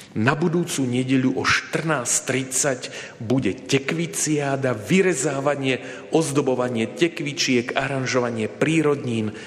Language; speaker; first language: Slovak; native; Slovak